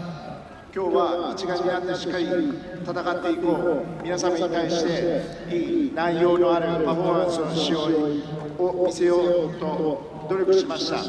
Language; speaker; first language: Japanese; non-native, fluent; Swedish